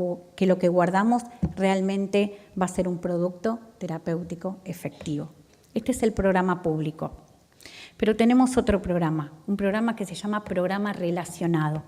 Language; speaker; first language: Spanish; native; Spanish